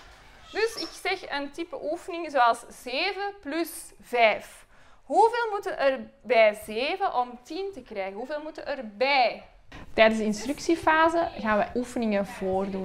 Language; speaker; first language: Dutch; native; Dutch